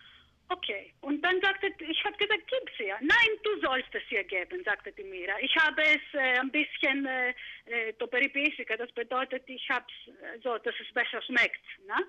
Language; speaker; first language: German; non-native, fluent; Greek